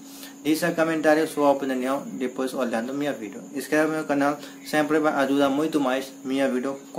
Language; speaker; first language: Portuguese; non-native, learner; Hindi